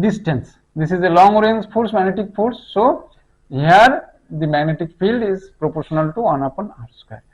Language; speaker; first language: English; non-native, local second language; Hindi